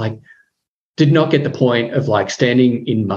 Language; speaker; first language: English; native; English